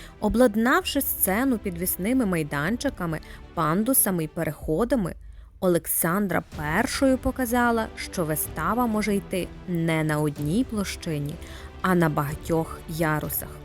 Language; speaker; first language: Ukrainian; native; Ukrainian